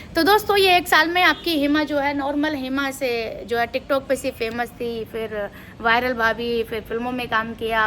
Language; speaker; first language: Hindi; native; Hindi